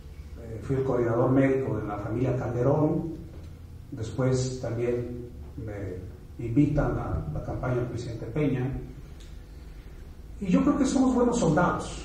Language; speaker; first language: Spanish; native; Spanish